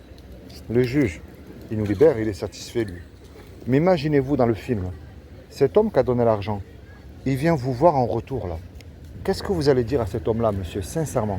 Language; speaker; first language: French; native; French